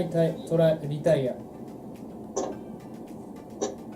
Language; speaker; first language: English; non-native, learner; Japanese